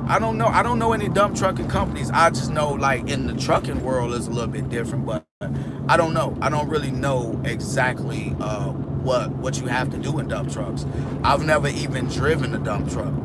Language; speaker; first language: English; native; English